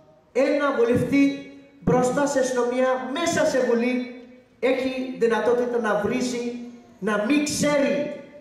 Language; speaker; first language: Greek; non-native, learner; Urdu